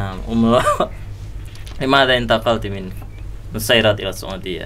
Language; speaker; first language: Arabic; non-native, learner; Indonesian